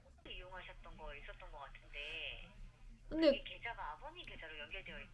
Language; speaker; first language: Korean; native; Korean